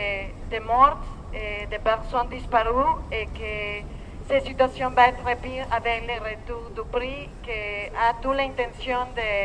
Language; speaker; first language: French; non-native, learner; Spanish